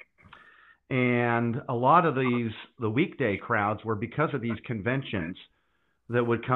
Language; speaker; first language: English; native; English